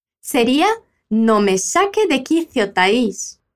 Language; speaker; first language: Spanish; non-native, fluent; Portuguese